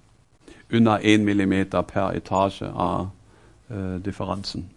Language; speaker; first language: Norwegian; non-native, fluent; German